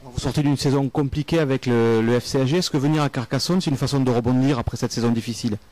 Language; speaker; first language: French; native; French